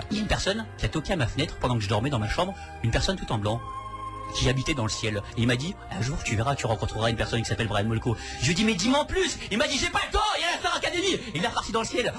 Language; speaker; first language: French; native; French